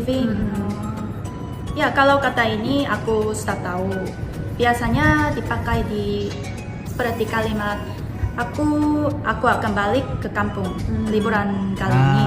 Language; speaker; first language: Indonesian; non-native, fluent; Korean